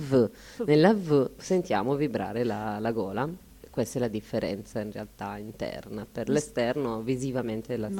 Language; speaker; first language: Italian; native; Italian